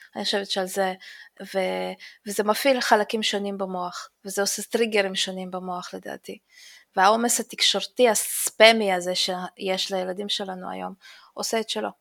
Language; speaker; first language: Hebrew; early bilingual, other home language; Russian